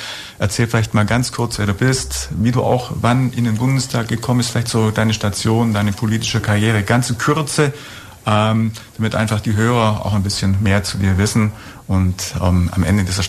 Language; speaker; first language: German; native; German